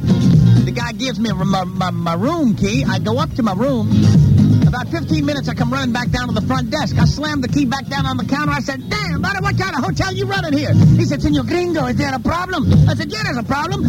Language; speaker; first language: English; native; English